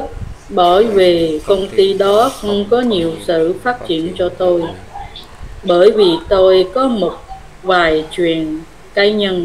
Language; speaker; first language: Vietnamese; non-native, learner; Khmer